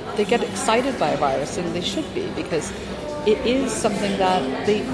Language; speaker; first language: English; native; English